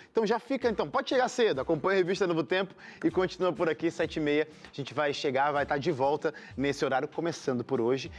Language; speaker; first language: Portuguese; native; Portuguese